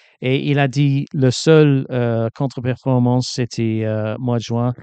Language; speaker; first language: French; non-native, fluent; English